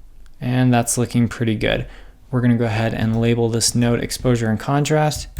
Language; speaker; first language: English; native; English